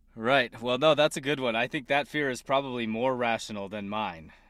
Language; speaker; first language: English; native; English